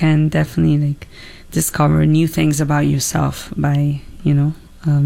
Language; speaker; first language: English; non-native, fluent; Italian